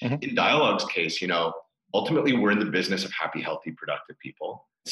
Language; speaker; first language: English; native; English